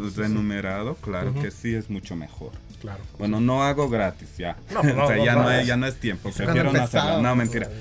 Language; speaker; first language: Spanish; native; Spanish